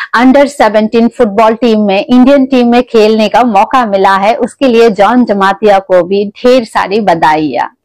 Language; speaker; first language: Hindi; non-native, local second language; Kok Borok